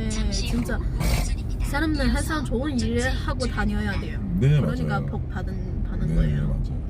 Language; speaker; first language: Korean; non-native, local second language; Chinese